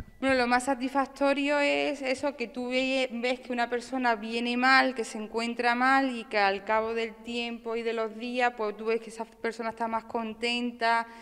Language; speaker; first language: Spanish; native; Spanish